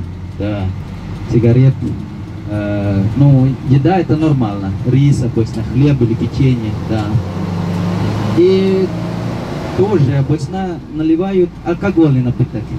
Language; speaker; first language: Russian; non-native, fluent; Balinese